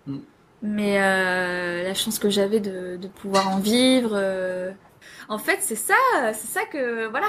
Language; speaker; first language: French; native; French